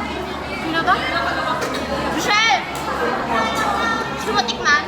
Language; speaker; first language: Filipino; native; Filipino